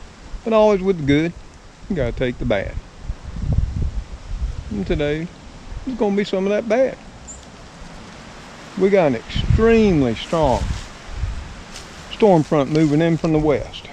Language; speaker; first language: English; native; English